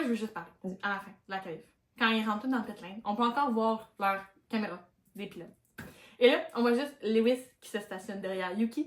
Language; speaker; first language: French; native; French